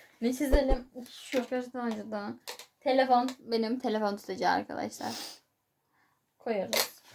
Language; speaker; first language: Turkish; native; Turkish